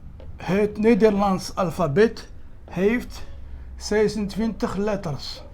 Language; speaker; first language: Dutch; non-native, fluent; Arabic